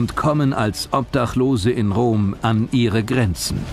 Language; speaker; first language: German; native; German